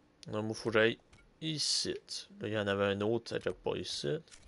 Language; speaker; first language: French; native; French